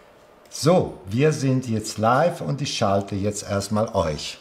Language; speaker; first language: German; non-native, fluent; Italian